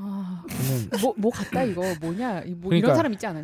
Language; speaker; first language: Korean; native; Korean